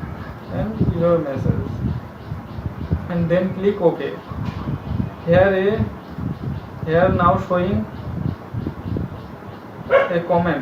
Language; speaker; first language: English; non-native, local second language; Bangla